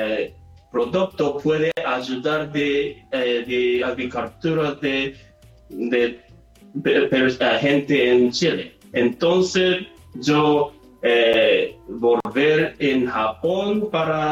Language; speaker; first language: Spanish; non-native, learner; Japanese